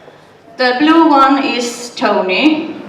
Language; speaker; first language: English; non-native, learner; Swedish